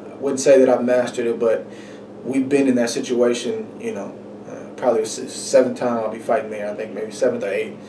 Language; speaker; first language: English; native; English